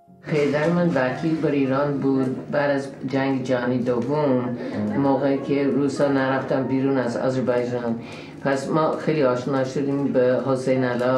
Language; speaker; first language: Persian; non-native, fluent; English